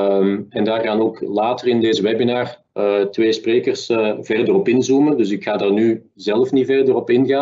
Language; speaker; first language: Dutch; native; Dutch